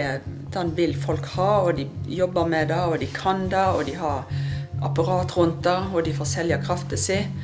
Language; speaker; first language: Norwegian; native; Norwegian